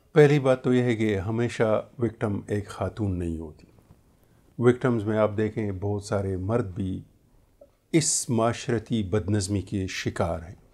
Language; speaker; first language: Urdu; native; Urdu